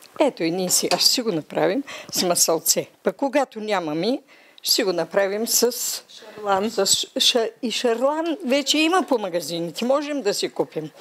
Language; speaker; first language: Bulgarian; native; Bulgarian